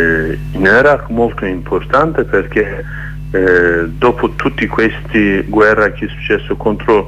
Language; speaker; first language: Italian; non-native, learner; Kurdish